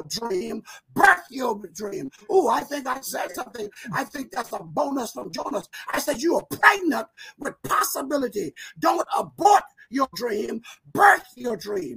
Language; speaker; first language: English; native; English